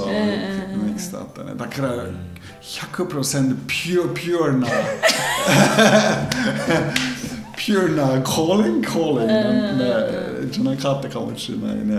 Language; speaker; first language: Japanese; non-native, fluent; German